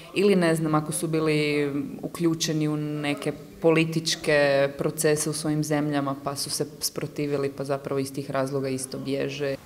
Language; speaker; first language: Croatian; native; Croatian